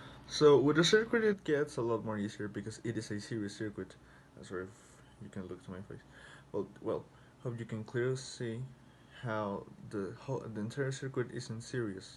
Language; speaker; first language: English; non-native, fluent; Spanish